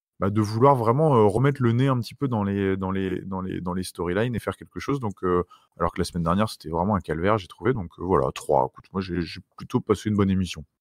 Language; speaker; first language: French; native; French